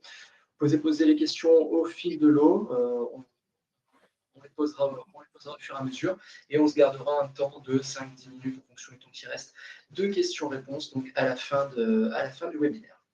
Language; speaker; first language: French; native; French